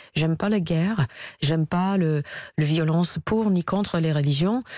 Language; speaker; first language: French; non-native, fluent; English